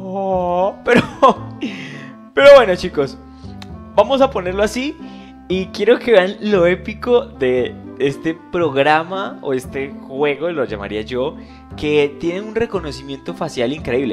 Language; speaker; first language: Spanish; native; Spanish